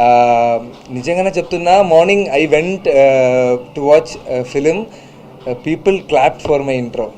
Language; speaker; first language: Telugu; non-native, learner; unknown